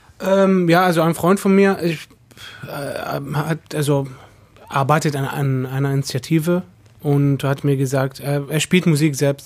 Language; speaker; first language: German; non-native, fluent; Arabic